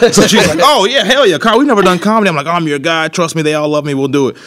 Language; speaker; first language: English; native; English